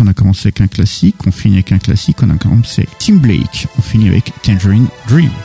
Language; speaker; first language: French; native; French